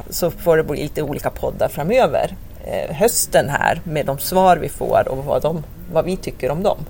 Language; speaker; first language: Swedish; native; Swedish